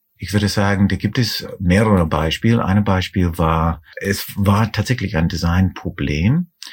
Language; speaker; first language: German; non-native, fluent; English